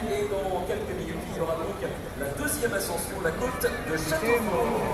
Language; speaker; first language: French; native; French